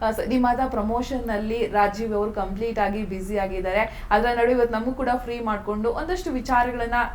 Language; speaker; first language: Kannada; native; Kannada